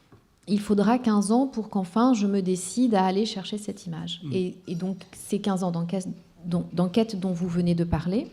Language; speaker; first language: French; non-native, local second language; Kinyarwanda